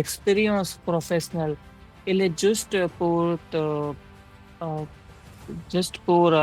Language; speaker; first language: French; non-native, learner; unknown